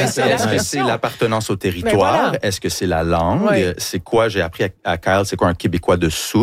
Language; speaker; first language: French; early bilingual, other home language; English